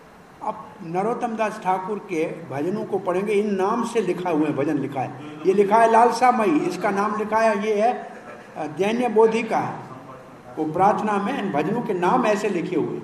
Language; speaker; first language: Hindi; native; Hindi